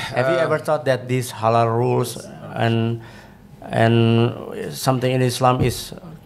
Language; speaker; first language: English; non-native, fluent; Indonesian